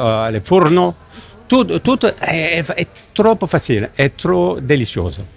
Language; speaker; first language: Italian; non-native, learner; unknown